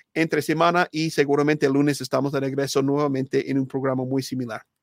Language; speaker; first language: Spanish; non-native, fluent; English